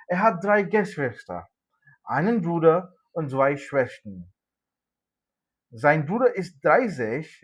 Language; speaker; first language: German; non-native, fluent; Malayalam